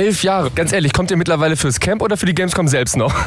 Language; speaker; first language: German; native; German